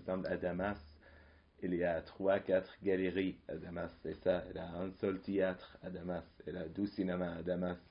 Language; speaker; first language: French; non-native, fluent; Arabic